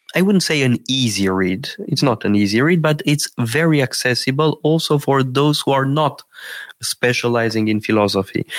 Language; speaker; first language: English; non-native, fluent; Romanian